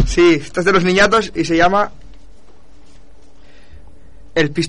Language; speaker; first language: Spanish; native; Spanish